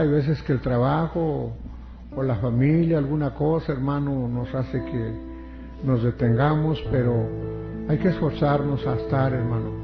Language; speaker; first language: Spanish; native; Spanish